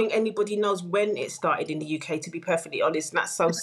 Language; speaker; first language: English; native; English